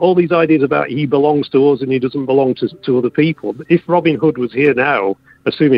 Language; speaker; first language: English; native; English